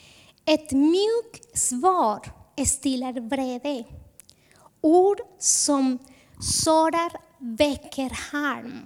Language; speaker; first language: Swedish; non-native, fluent; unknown